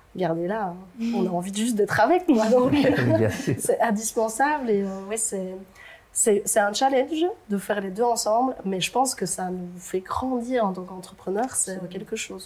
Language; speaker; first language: French; native; French